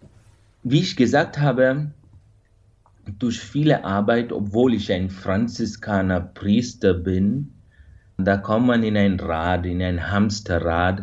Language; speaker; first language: German; non-native, fluent; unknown